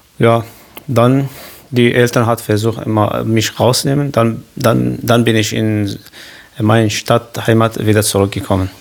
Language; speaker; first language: German; non-native, learner; Kurdish